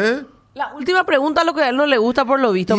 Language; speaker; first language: Spanish; native; Spanish